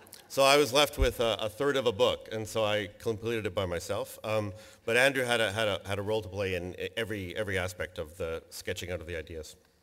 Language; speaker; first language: English; native; English